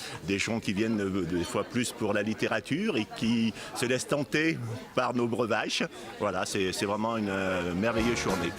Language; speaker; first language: French; native; French